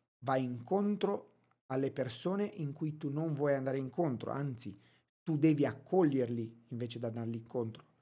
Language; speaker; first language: Italian; non-native, fluent; Romanian